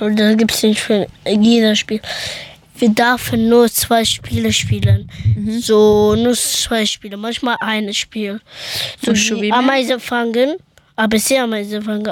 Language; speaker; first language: German; early bilingual, other home language; Persian